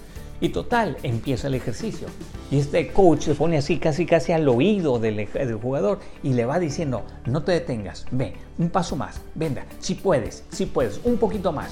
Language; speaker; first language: Spanish; native; Spanish